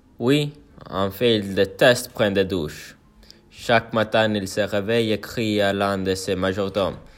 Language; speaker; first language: French; non-native, learner; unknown